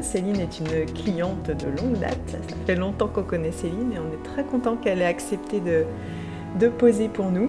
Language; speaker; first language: French; native; French